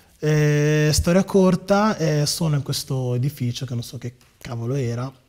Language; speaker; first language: Italian; early bilingual, other home language; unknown